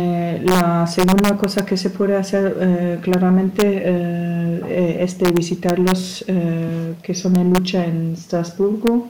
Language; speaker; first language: Spanish; non-native, learner; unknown